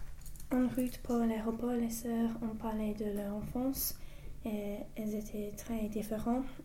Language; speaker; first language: French; non-native, learner; English